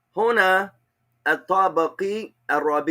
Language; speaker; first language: Arabic; non-native, fluent; English